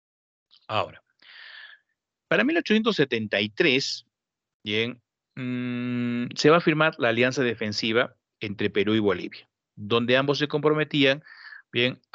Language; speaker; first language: Spanish; native; Spanish